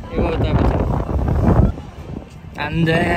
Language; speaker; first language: Korean; non-native, learner; Japanese